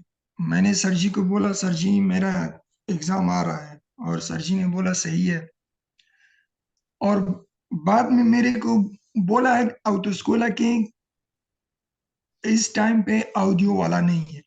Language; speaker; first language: Hindi; non-native, learner; Pashto